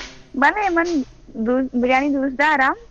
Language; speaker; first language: Persian; non-native, learner; Urdu